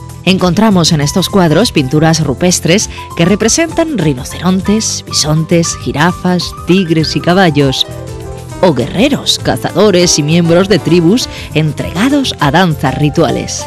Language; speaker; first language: Spanish; native; Spanish